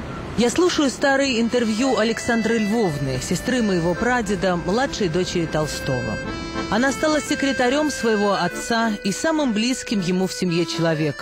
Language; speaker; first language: Russian; native; Russian